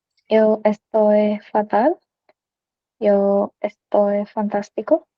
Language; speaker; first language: Spanish; non-native, learner; Hindi